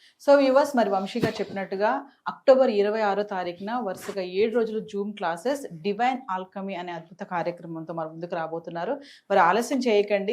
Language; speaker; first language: Telugu; native; Telugu